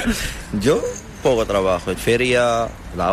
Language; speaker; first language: Spanish; non-native, learner; Arabic